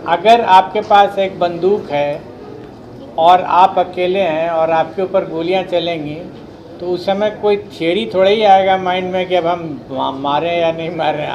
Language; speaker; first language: Hindi; native; Hindi